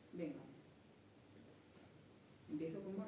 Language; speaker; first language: Spanish; native; Spanish